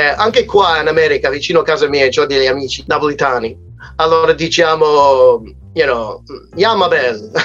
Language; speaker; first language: Italian; non-native, fluent; English